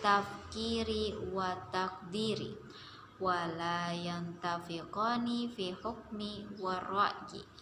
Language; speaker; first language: Arabic; non-native, learner; Indonesian